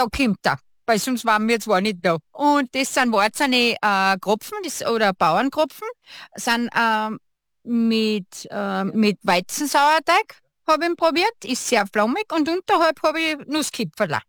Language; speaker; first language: German; native; German